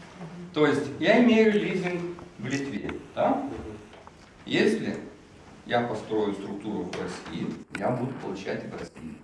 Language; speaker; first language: Russian; non-native, fluent; Lithuanian